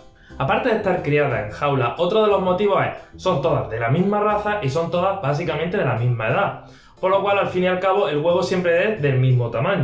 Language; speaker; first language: Spanish; native; Spanish